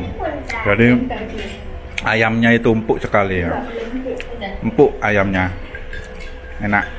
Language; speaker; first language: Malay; non-native, local second language; Javanese